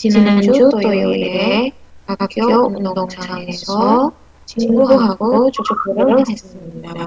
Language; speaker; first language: Korean; non-native, learner; Indonesian